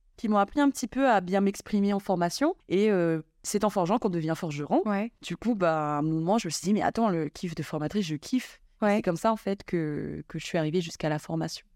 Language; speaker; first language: French; non-native, local second language; Malagasy